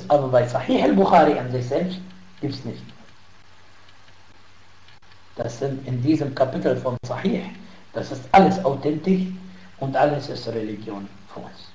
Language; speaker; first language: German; non-native, fluent; Arabic